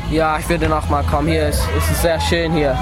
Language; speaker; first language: German; non-native, learner; English